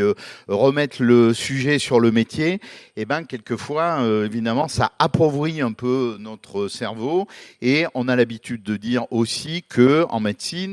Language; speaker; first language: French; native; French